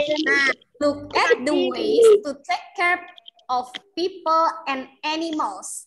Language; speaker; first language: English; non-native, fluent; Indonesian